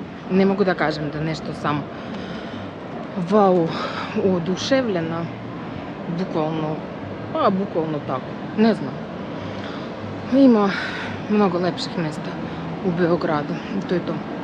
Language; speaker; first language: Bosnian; non-native, fluent; Russian